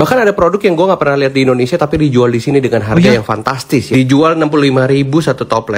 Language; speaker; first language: Indonesian; native; Indonesian